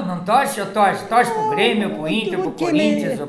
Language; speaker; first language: Portuguese; native; Portuguese